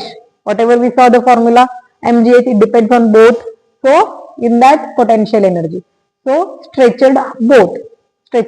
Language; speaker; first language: English; non-native, local second language; Marathi